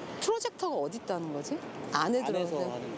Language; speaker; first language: Korean; native; Korean